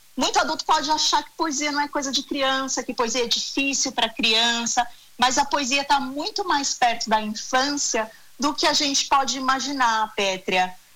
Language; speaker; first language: Portuguese; native; Portuguese